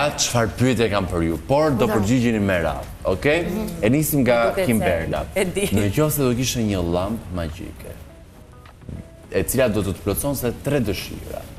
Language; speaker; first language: Albanian; native; Albanian